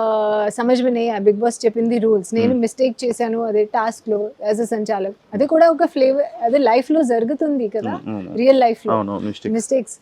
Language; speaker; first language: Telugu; non-native, local second language; Hindi